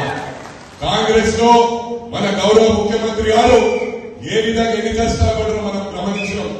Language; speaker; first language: Telugu; native; Telugu